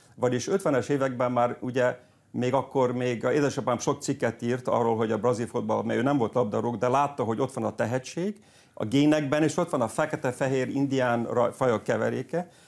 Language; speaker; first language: Hungarian; early bilingual, heritage; Hungarian